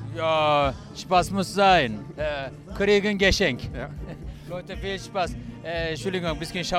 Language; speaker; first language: German; non-native, learner; Turkish